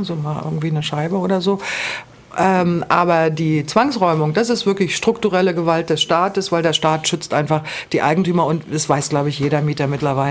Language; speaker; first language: German; native; German